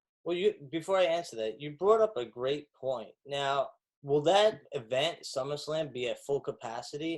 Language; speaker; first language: English; native; English